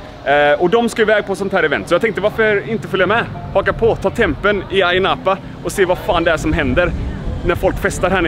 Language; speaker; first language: Swedish; native; Swedish